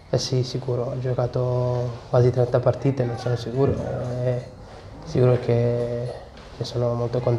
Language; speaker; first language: Italian; non-native, learner; Serbian